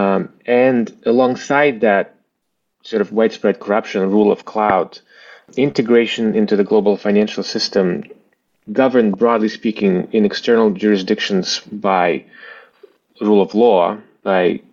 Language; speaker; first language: English; non-native, fluent; Russian